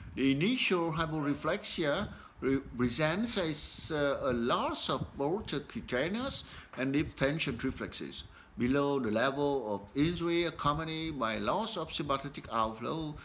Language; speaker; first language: English; non-native, fluent; Vietnamese